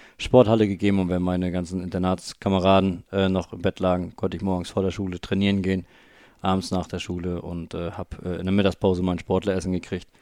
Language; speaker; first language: German; native; German